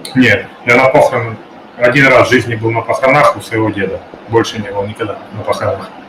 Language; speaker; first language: Russian; native; Russian